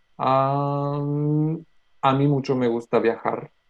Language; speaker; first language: Spanish; non-native, learner; Macedonian